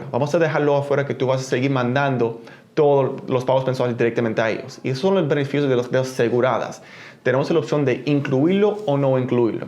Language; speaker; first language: Spanish; early bilingual, heritage; Spanish